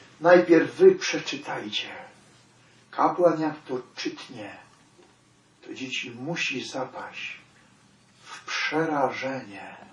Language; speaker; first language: Polish; native; Polish